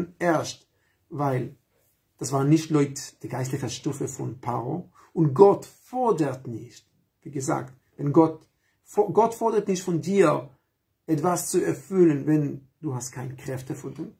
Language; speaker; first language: German; non-native, fluent; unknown